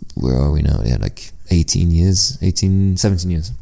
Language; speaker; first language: English; early bilingual, other home language; French